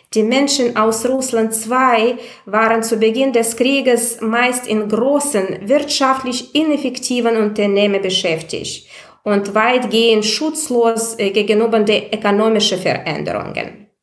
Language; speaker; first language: German; non-native, fluent; Russian